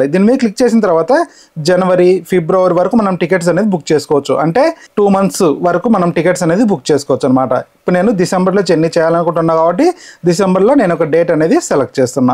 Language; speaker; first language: Telugu; native; Telugu